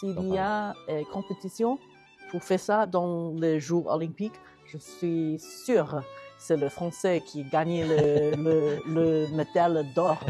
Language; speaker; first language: French; non-native, learner; Chinese